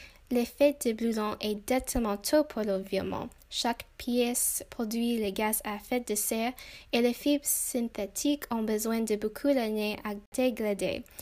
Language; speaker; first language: French; non-native, learner; English